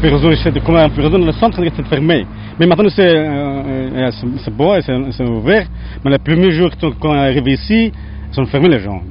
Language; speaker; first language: French; non-native, learner; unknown